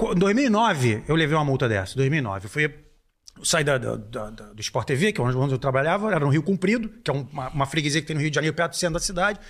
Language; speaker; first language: Portuguese; native; Portuguese